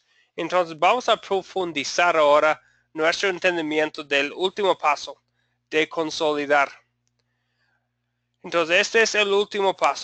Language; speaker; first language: Spanish; non-native, fluent; English